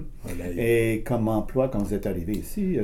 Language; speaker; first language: French; native; French